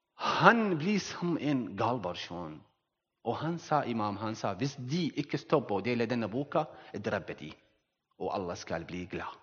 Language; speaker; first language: Norwegian; non-native, learner; Arabic